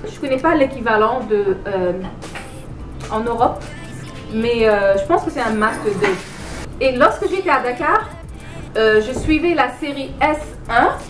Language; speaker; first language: French; non-native, local second language; Wolof